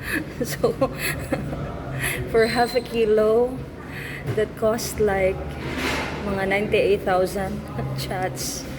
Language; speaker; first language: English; non-native, learner; Filipino